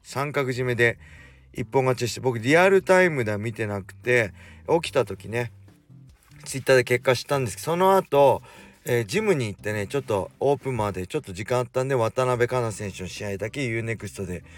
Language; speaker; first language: Japanese; native; Japanese